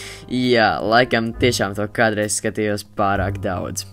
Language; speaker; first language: Latvian; native; Latvian